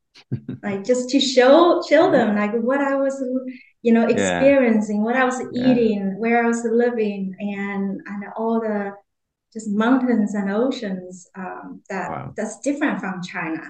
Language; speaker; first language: English; non-native, fluent; Chinese